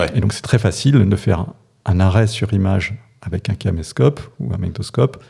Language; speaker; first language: French; non-native, fluent; English